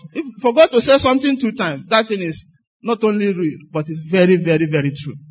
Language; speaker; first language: English; non-native, local second language; Igbo